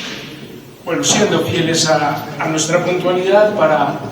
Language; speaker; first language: Spanish; native; Spanish